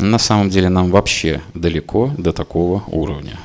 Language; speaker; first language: Russian; native; Russian